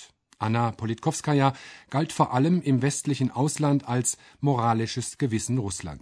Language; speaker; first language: German; native; German